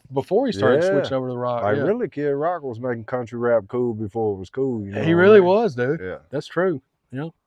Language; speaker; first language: English; native; English